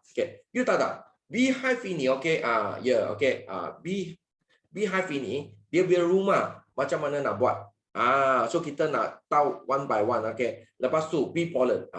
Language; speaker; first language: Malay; non-native, local second language; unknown